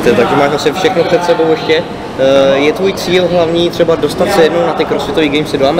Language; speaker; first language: Czech; native; Czech